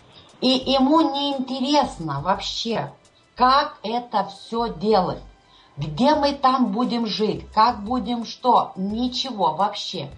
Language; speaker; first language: Russian; non-native, fluent; Lithuanian